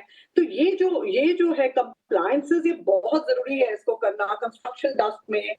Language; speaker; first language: Hindi; native; Hindi